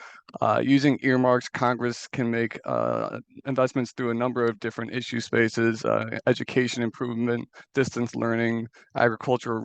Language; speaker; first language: English; native; English